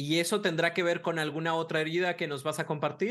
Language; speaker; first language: Spanish; native; Spanish